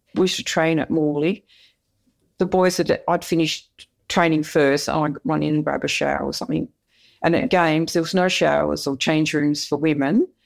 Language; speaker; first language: English; native; English